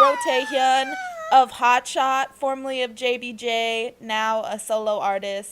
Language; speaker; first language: English; native; English